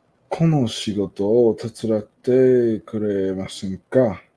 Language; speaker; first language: Japanese; non-native, learner; English